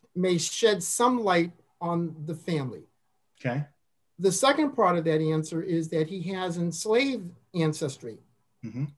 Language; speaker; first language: English; native; English